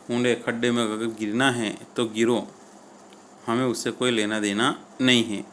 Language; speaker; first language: Hindi; non-native, local second language; Gujarati